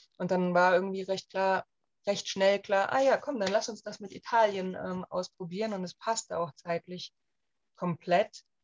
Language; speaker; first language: German; native; German